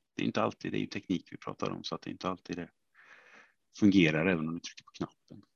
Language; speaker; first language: Swedish; native; Swedish